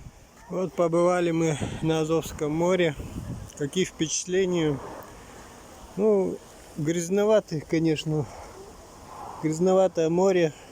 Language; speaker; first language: Russian; native; Russian